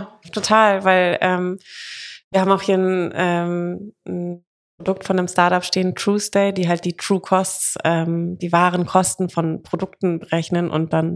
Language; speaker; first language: German; native; German